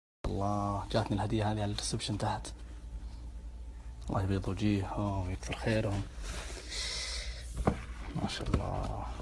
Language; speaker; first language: Arabic; native; Arabic